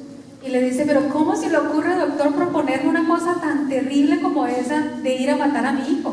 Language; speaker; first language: Spanish; native; Spanish